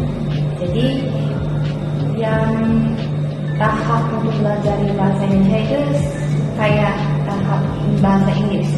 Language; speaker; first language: Indonesian; non-native, local second language; Min Nan Chinese